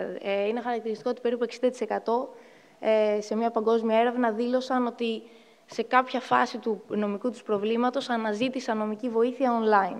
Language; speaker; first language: Greek; native; Greek